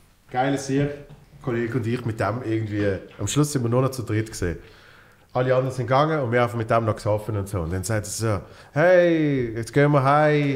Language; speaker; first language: German; native; German